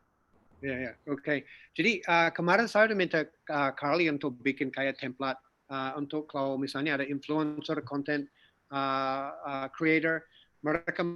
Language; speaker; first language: Indonesian; non-native, fluent; English